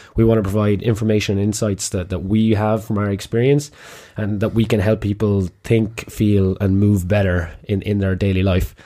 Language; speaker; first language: English; native; English